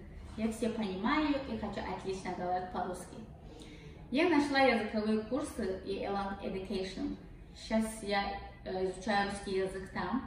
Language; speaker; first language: Russian; non-native, learner; Azerbaijani